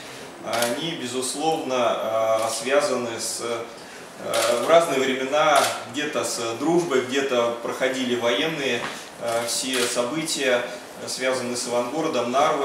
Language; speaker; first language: Russian; native; Russian